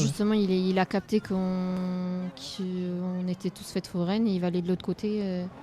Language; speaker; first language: French; native; French